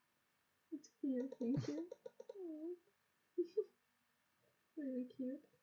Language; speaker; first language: English; non-native, learner; Russian